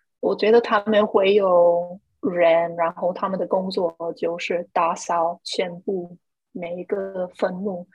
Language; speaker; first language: Chinese; non-native, fluent; English